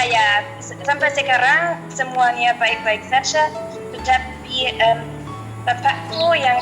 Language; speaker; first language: Indonesian; non-native, fluent; German